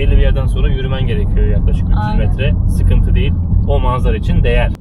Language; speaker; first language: Turkish; native; Turkish